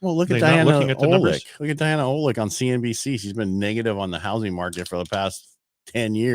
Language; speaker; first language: English; native; English